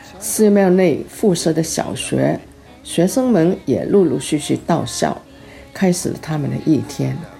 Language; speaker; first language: Chinese; early bilingual, heritage; Chinese